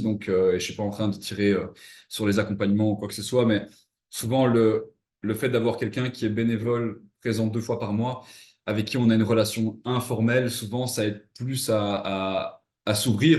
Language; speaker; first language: French; native; French